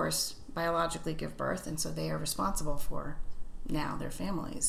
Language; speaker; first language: English; native; English